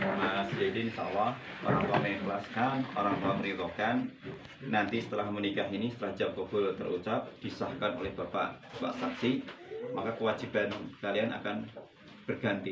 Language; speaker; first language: Indonesian; native; Indonesian